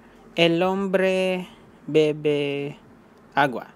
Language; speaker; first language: Spanish; non-native, learner; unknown